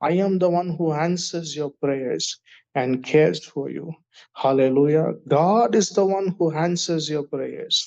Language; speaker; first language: English; non-native, local second language; Tamil